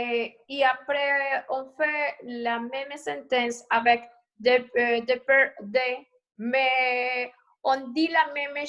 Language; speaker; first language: French; non-native, learner; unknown